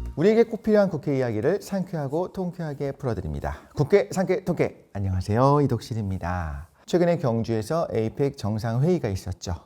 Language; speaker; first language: Korean; native; Korean